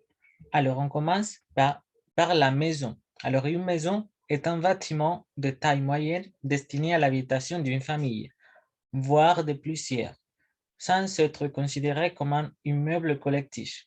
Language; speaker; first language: French; non-native, learner; Spanish